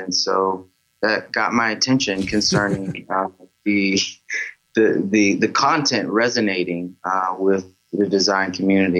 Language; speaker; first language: English; native; English